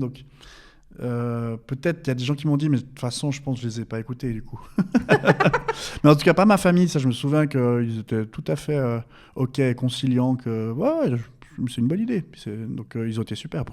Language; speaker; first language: French; native; French